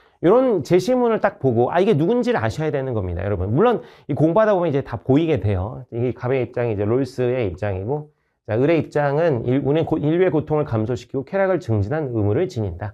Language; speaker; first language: Korean; native; Korean